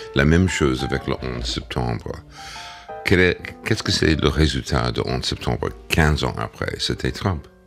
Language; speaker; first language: French; non-native, fluent; English